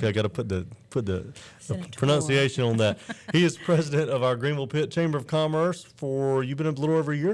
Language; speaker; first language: English; native; English